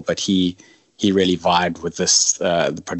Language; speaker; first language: English; native; English